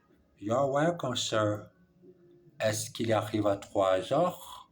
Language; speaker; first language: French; non-native, learner; English